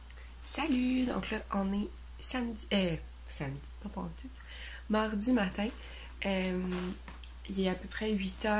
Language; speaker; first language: French; native; French